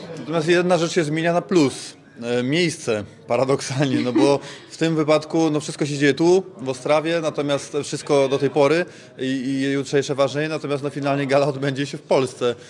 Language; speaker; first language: Polish; native; Polish